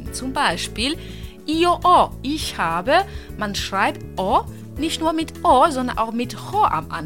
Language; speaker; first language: German; non-native, fluent; Italian